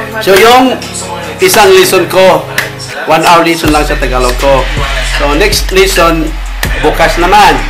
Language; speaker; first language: Filipino; non-native, local second language; Cebuano